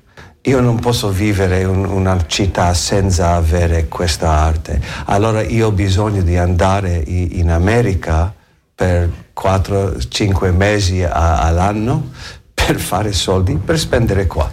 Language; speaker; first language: Italian; non-native, learner; English